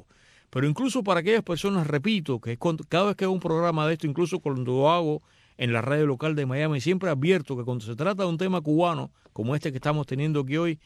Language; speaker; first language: Spanish; native; Spanish